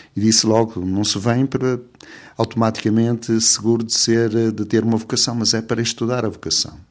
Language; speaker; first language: Portuguese; native; Portuguese